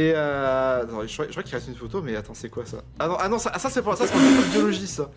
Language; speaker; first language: French; native; French